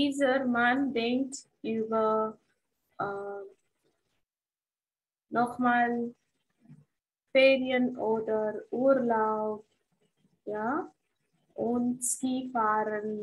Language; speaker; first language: German; non-native, fluent; Hindi